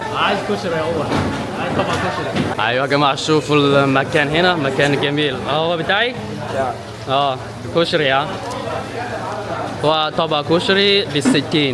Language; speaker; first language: Arabic; non-native, learner; Chinese